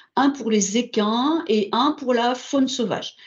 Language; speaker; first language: French; native; French